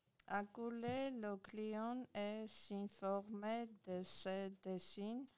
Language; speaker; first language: French; non-native, learner; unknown